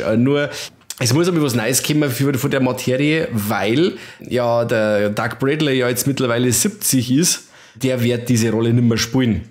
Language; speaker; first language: German; native; German